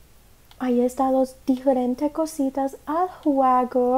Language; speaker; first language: Spanish; non-native, learner; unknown